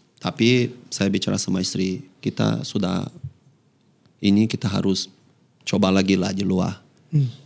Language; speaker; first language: Indonesian; non-native, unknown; Portuguese